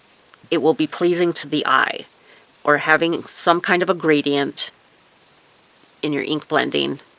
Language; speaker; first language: English; native; English